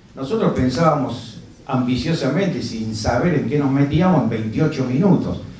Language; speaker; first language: Spanish; native; Spanish